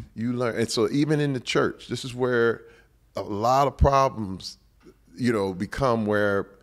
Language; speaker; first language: English; native; English